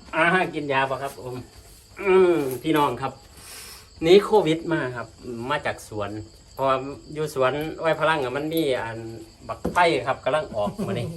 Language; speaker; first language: Thai; non-native, local second language; Northeastern Thai